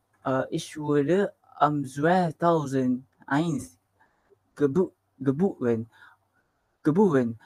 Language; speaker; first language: German; non-native, learner; Malay